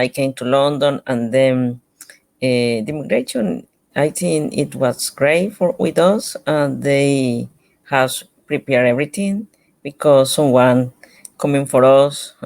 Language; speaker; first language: English; non-native, learner; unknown